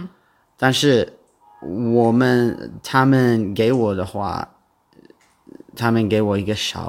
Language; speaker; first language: Chinese; non-native, learner; English